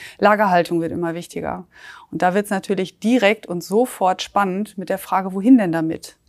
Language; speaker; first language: German; native; German